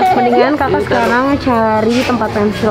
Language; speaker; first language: Indonesian; native; Indonesian